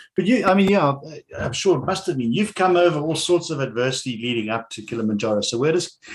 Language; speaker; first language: English; native; English